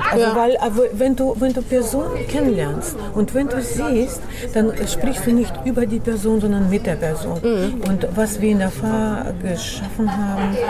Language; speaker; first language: German; non-native, fluent; Russian